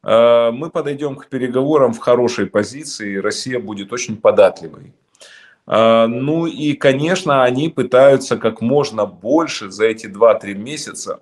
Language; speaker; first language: Russian; native; Russian